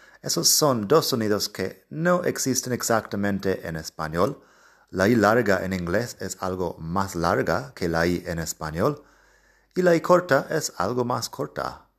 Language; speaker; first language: Spanish; non-native, fluent; English